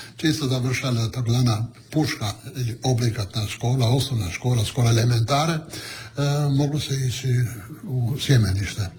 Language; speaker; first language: Croatian; non-native, local second language; Italian